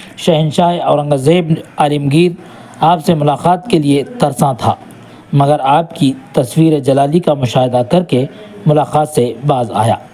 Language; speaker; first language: Urdu; native; Urdu